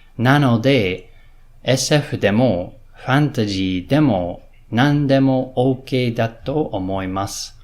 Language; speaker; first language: Japanese; non-native, learner; English